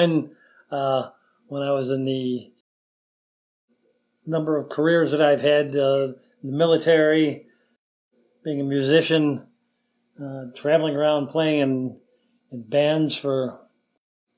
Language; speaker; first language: English; native; English